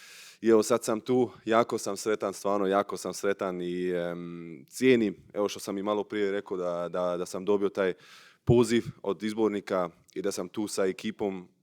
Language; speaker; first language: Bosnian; early bilingual, heritage; Bosnian